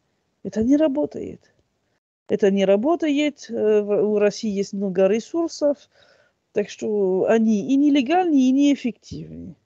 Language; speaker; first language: Russian; non-native, fluent; French